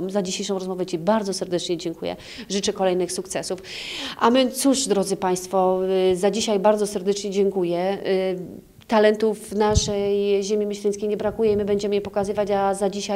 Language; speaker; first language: Polish; native; Polish